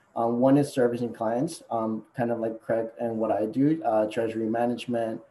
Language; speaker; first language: English; non-native, fluent; Spanish